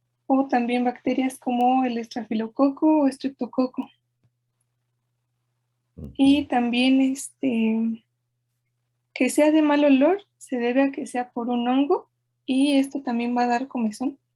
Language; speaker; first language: Spanish; native; Spanish